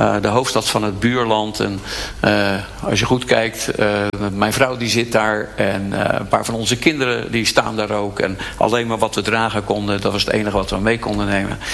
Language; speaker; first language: Dutch; native; Dutch